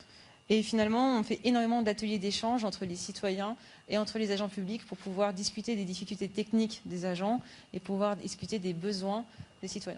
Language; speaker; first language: French; native; French